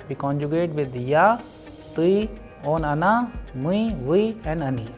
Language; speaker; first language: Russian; non-native, fluent; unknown